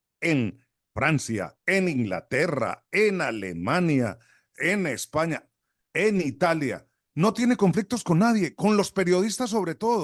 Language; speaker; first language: Spanish; native; Spanish